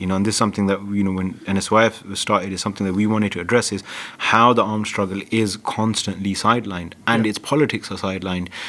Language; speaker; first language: English; early bilingual, other home language; Punjabi